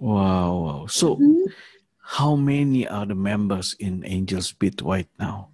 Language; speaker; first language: English; non-native, learner; Indonesian